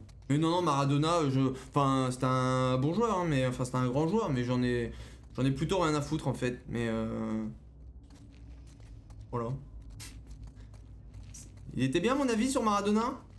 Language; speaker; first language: French; native; French